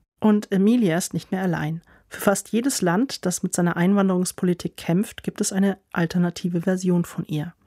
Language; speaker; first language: German; native; German